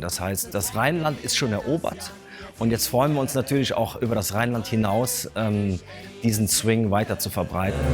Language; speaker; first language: German; native; German